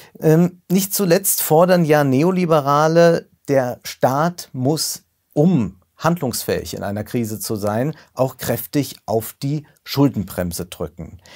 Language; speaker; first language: German; native; German